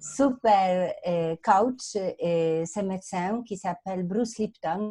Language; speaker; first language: French; non-native, fluent; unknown